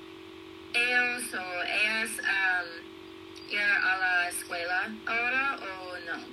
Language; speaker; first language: Spanish; non-native, learner; English